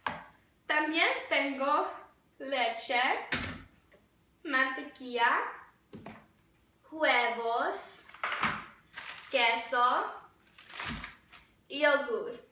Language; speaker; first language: Spanish; non-native, learner; English